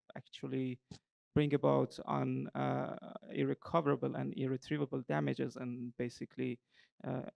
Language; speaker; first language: English; non-native, fluent; Persian